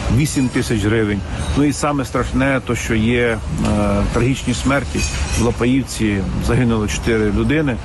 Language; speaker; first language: Ukrainian; native; Ukrainian